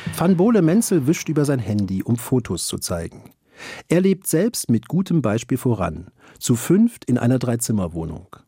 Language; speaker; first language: German; native; German